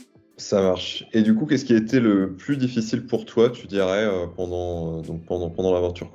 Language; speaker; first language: French; native; French